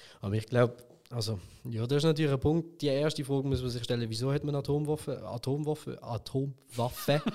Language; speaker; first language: German; early bilingual, other home language; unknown